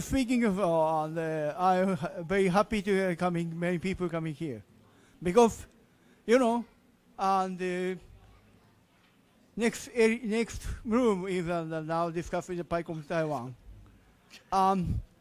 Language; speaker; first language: English; non-native, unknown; Japanese